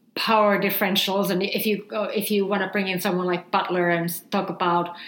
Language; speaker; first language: English; non-native, fluent; Finnish